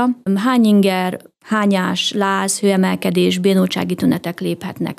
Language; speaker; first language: Hungarian; native; Hungarian